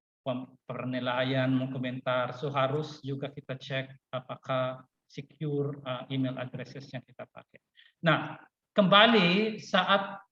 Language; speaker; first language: Indonesian; non-native, fluent; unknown